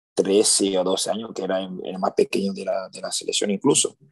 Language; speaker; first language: Spanish; early bilingual, other home language; French